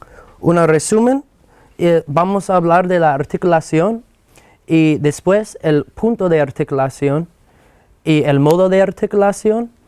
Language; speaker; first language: Spanish; non-native, fluent; English